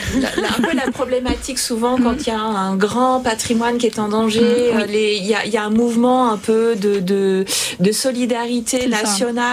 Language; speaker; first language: French; native; French